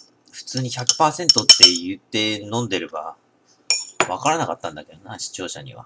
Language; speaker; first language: Japanese; native; Japanese